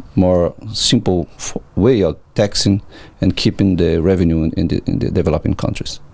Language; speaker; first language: English; non-native, fluent; Portuguese